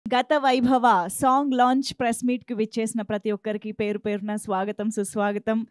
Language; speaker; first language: Telugu; native; Telugu